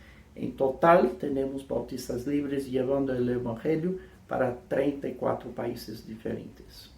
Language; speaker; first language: Spanish; non-native, fluent; English